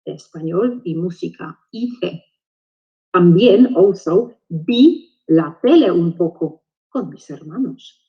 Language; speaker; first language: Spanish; non-native, fluent; English